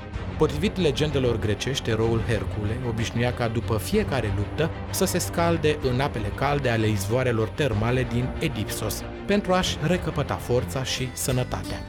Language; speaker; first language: Romanian; native; Romanian